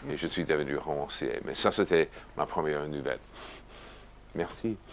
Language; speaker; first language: French; non-native, fluent; English